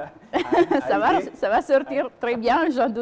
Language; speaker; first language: French; non-native, fluent; Italian